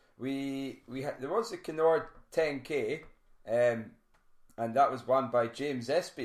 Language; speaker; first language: English; native; English